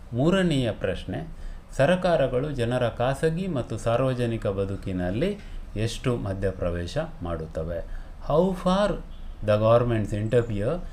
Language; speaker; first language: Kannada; non-native, local second language; Konkani